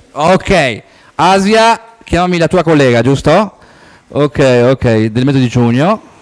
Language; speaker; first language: Italian; native; Italian